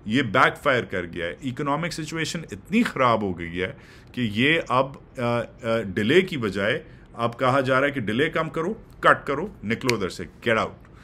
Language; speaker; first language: Urdu; native; Urdu